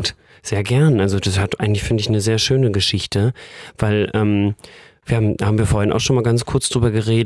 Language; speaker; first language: German; native; German